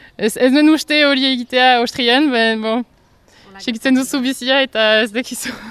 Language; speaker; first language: Basque; non-native, local second language; French